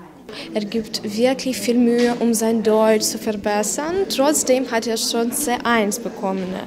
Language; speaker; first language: German; non-native, learner; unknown